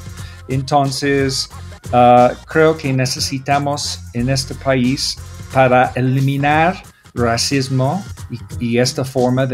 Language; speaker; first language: Spanish; non-native, fluent; English